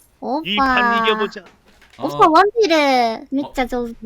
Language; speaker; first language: Korean; non-native, learner; Japanese